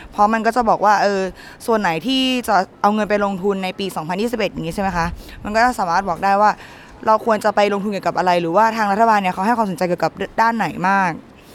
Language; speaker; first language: Thai; native; Thai